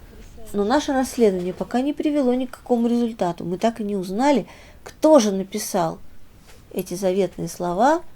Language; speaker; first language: Russian; native; Russian